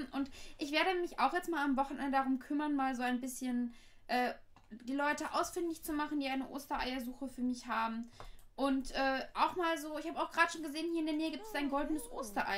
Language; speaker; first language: German; native; German